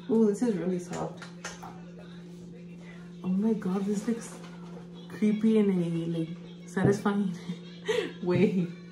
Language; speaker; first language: English; early bilingual, other home language; Spanish